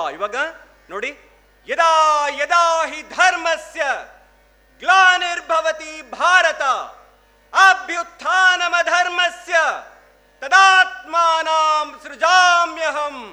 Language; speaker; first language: Kannada; non-native, local second language; Telugu